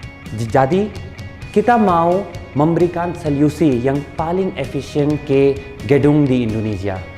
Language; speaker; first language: Indonesian; non-native, learner; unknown